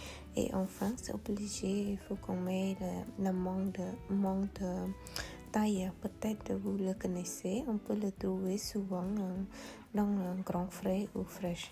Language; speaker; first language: French; non-native, fluent; Khmer